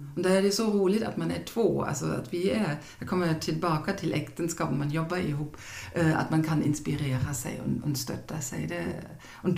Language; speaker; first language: Swedish; non-native, fluent; German